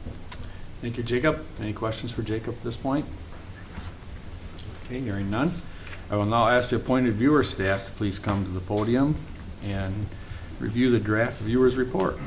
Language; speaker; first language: English; native; English